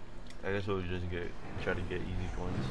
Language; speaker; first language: English; native; English